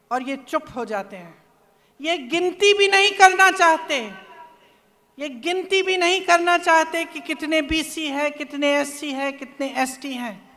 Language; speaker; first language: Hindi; native; Hindi